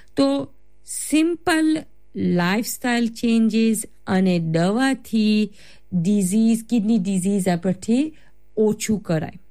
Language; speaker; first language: Gujarati; early bilingual, heritage; Gujarati